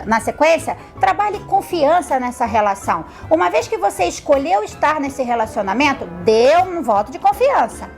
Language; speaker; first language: Portuguese; native; Portuguese